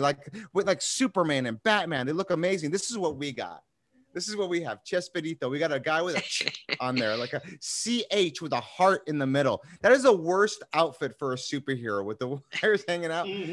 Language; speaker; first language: English; early bilingual, other home language; Spanish